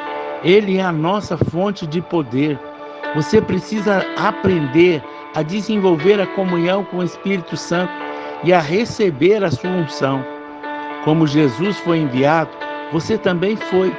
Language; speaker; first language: Portuguese; native; Portuguese